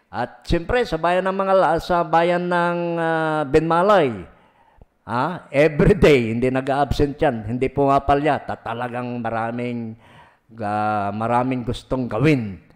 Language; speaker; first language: Filipino; non-native, local second language; Pangasinan